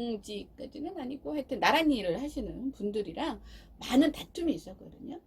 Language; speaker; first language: Korean; native; Korean